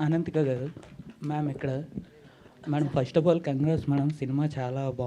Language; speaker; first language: Telugu; native; Telugu